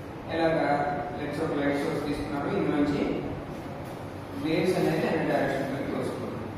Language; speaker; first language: Telugu; native; Telugu